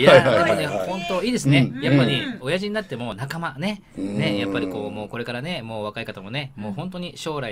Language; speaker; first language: Japanese; native; Japanese